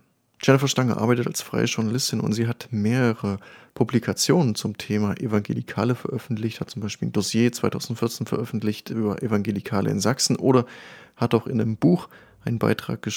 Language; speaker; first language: German; native; German